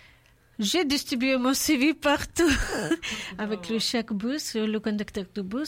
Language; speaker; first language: French; non-native, learner; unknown